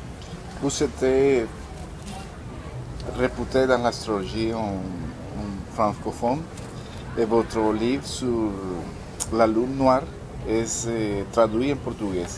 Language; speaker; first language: French; non-native, learner; Spanish